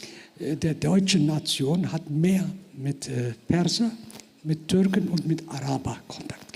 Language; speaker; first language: German; non-native, fluent; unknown